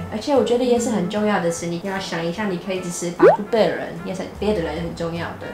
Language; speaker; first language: Chinese; non-native, fluent; English